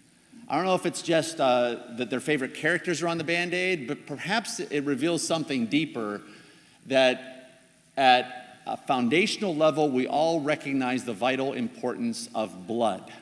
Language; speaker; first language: English; native; English